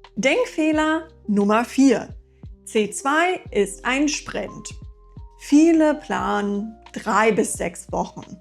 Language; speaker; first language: German; non-native, fluent; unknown